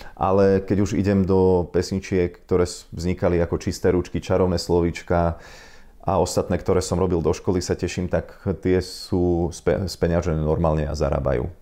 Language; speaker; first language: Slovak; native; Slovak